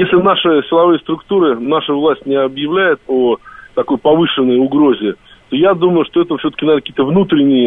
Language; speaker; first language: Russian; native; Russian